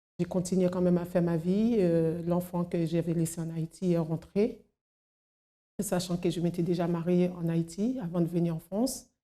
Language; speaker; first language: French; non-native, local second language; Haitian Creole